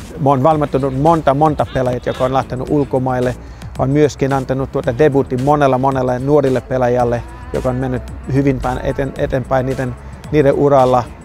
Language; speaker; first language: Finnish; non-native, fluent; English